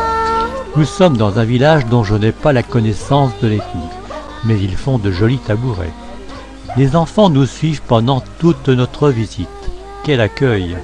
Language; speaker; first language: French; native; French